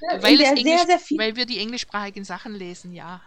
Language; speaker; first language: German; native; German